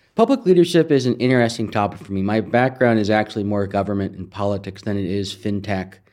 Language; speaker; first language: English; native; English